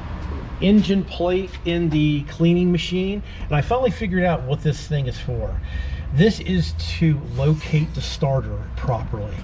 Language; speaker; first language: English; native; English